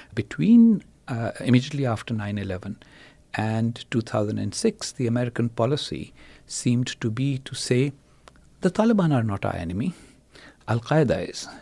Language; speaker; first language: English; non-native, local second language; Urdu